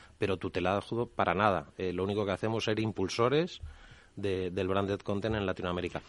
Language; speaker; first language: Spanish; native; Spanish